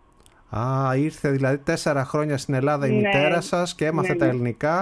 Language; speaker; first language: Greek; native; Greek